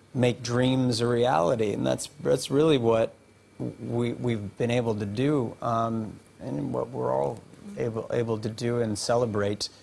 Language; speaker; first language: English; native; English